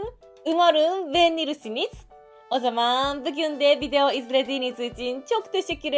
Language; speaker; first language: Turkish; non-native, learner; Japanese